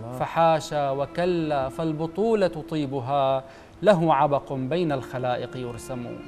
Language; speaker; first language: Arabic; native; Arabic